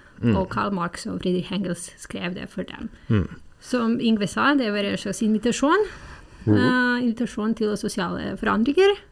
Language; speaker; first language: Norwegian; non-native, fluent; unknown